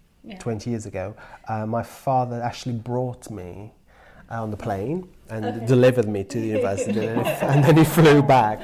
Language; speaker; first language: English; non-native, fluent; Portuguese